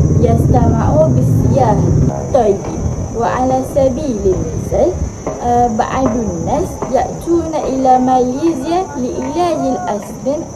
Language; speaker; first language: Arabic; non-native, learner; Malay